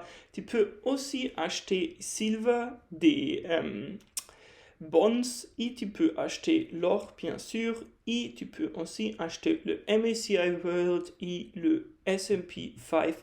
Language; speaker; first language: French; non-native, fluent; German